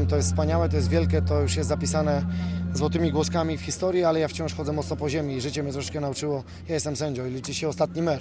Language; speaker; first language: Polish; native; Polish